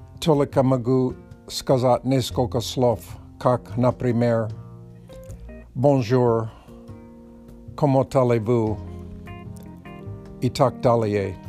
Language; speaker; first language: Russian; non-native, learner; English